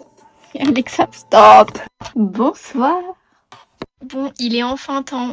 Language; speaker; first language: French; native; French